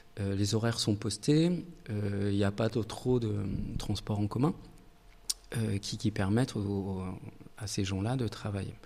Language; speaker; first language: French; native; French